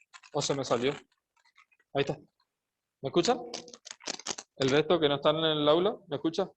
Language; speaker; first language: Spanish; native; Spanish